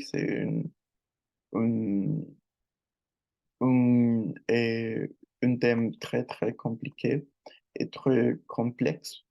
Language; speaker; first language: French; non-native, learner; Spanish